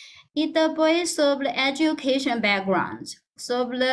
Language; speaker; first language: Portuguese; non-native, fluent; Chinese